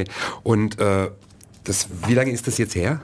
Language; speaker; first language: German; native; German